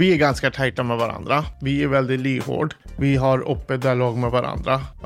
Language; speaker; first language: Swedish; non-native, fluent; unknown